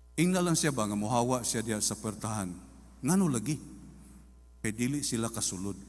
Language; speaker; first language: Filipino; non-native, local second language; Cebuano